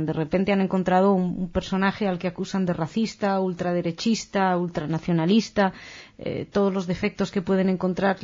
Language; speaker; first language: Spanish; native; Spanish